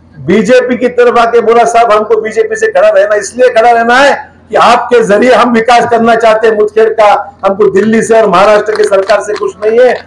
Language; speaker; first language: Hindi; non-native, local second language; Marathi